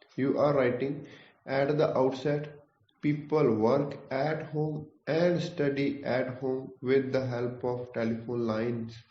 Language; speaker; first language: English; non-native, local second language; Punjabi